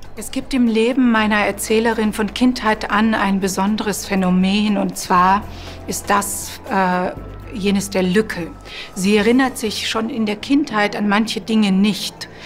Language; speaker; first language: German; early bilingual, other home language; Croatian